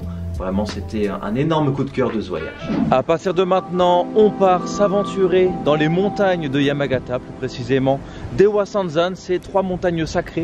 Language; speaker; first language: French; native; French